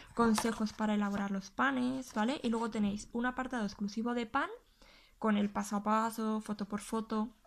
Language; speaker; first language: Spanish; native; Spanish